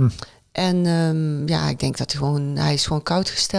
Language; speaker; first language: Dutch; native; Dutch